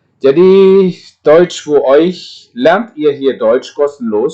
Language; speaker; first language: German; non-native, fluent; Indonesian